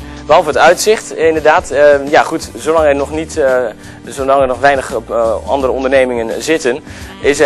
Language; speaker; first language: Dutch; native; Dutch